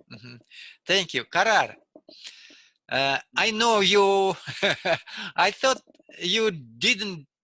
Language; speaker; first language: English; non-native, learner; Russian